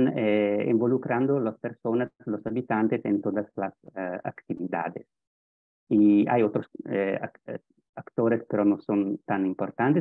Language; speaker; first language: Spanish; non-native, fluent; Italian